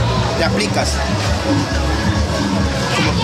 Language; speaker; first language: Spanish; native; Spanish